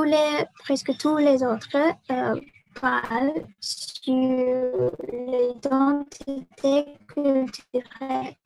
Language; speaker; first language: French; non-native, learner; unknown